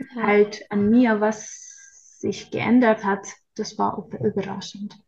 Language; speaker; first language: German; non-native, fluent; Turkish